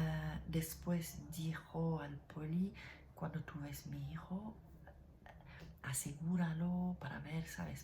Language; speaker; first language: Spanish; non-native, learner; French